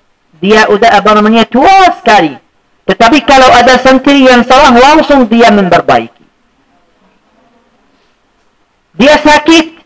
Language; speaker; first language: Indonesian; non-native, fluent; Arabic